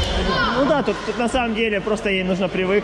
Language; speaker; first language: Russian; native; Russian